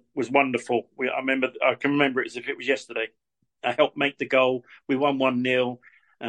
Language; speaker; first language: English; native; English